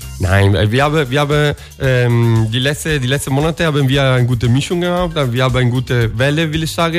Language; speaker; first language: German; non-native, learner; Italian